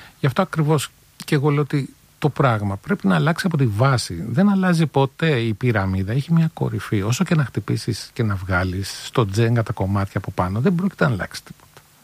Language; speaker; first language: Greek; native; Greek